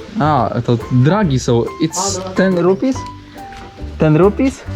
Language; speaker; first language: English; non-native, learner; Polish